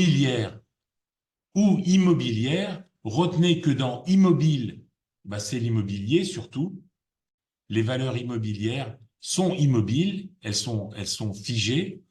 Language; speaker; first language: French; native; French